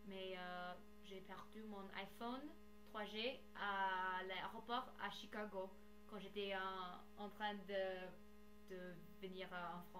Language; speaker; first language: French; non-native, learner; English